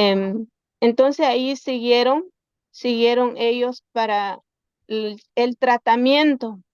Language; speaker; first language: Spanish; non-native, local second language; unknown